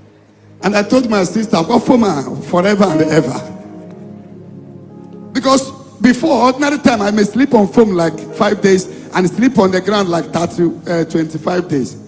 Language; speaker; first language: English; non-native, local second language; Igbo